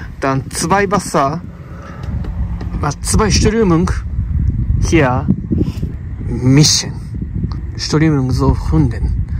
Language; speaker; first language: German; non-native, learner; Japanese